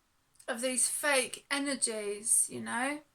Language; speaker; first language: English; native; English